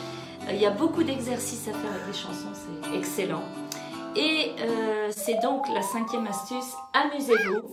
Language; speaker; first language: French; native; French